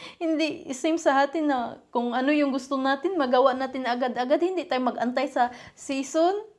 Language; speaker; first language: Filipino; non-native, local second language; Cebuano